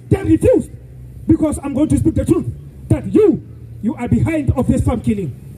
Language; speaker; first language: English; non-native, local second language; Southern Sotho